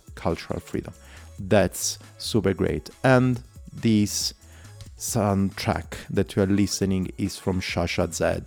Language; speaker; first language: English; non-native, fluent; Italian